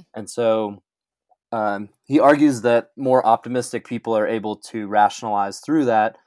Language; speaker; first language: English; native; English